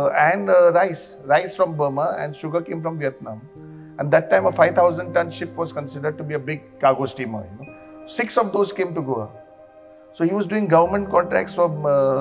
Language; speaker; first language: English; non-native, local second language; Konkani